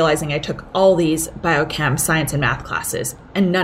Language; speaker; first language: English; early bilingual, other home language; Cantonese